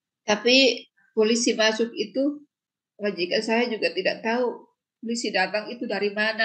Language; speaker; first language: Indonesian; non-native, local second language; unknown